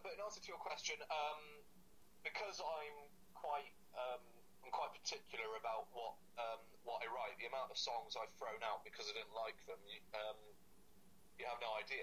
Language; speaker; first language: English; native; English